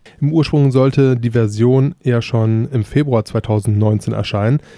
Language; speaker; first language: German; native; German